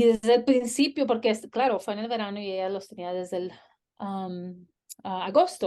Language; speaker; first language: Spanish; early bilingual, heritage; Spanish